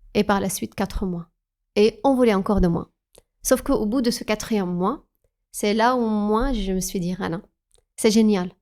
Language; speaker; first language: French; non-native, fluent; Arabic